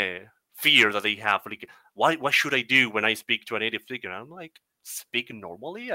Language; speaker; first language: English; non-native, fluent; Spanish